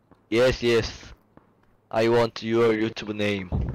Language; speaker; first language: English; non-native, learner; Korean